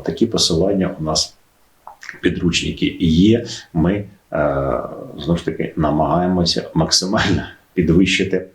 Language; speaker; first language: Ukrainian; native; Ukrainian